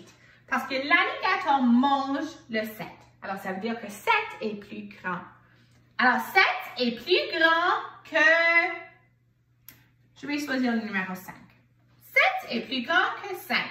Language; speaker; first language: French; non-native, local second language; English